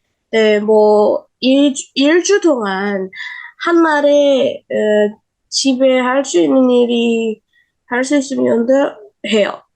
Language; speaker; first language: Korean; non-native, learner; Indonesian